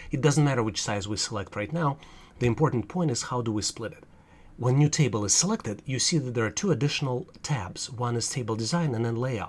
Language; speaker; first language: English; non-native, fluent; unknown